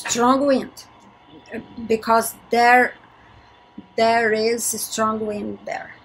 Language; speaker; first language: English; non-native, learner; Portuguese